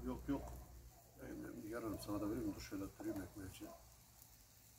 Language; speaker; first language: Turkish; native; Turkish